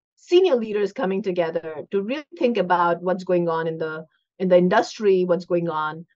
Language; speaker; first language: English; non-native, local second language; Hindi